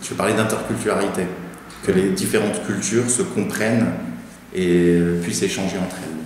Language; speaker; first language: French; native; French